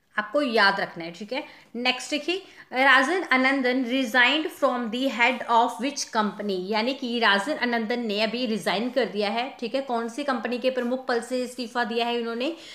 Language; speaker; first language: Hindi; non-native, local second language; Punjabi